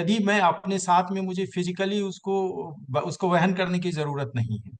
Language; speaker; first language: Hindi; native; Hindi